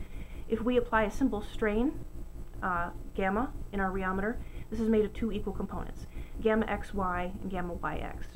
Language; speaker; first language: English; native; English